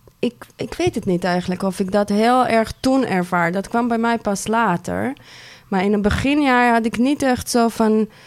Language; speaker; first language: Dutch; non-native, fluent; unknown